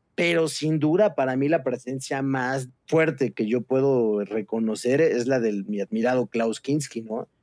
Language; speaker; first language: Spanish; native; Spanish